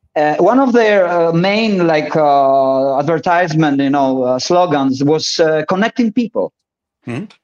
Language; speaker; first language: English; early bilingual, other home language; Polish